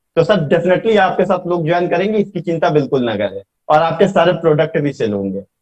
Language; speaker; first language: Hindi; native; Hindi